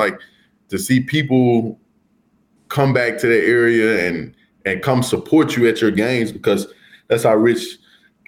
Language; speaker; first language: English; native; English